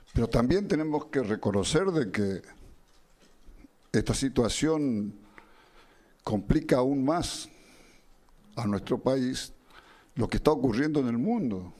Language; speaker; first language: Spanish; native; Spanish